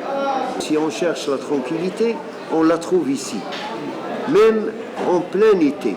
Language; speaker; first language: French; non-native, local second language; Arabic